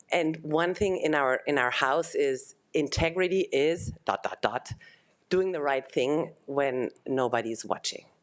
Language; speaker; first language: English; non-native, fluent; German